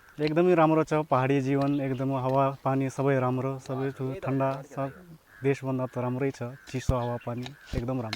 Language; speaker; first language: Nepali; early bilingual, heritage; Nepali